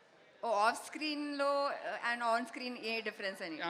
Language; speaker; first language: Telugu; non-native, fluent; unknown